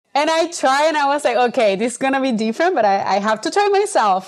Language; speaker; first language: English; non-native, fluent; Spanish